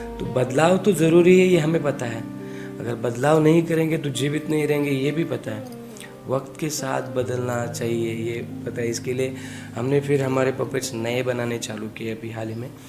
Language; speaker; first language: Hindi; non-native, local second language; Marathi